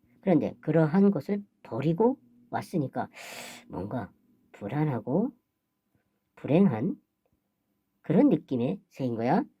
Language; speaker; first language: Korean; native; Korean